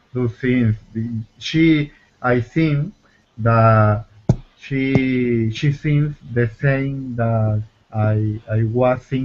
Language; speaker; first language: English; non-native, learner; Spanish